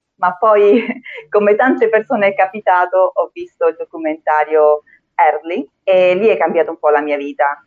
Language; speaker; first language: Italian; early bilingual, other home language; Spanish